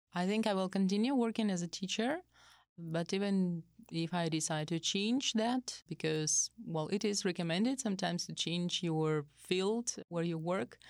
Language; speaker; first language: English; non-native, fluent; Russian